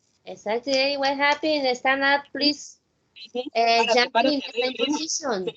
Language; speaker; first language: English; non-native, fluent; Spanish